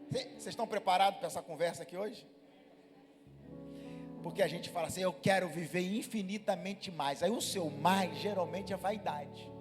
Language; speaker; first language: Portuguese; native; Portuguese